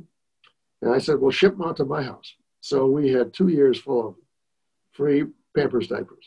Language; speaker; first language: English; native; English